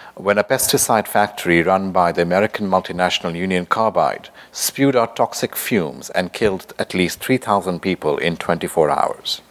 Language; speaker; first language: English; non-native, local second language; Bangla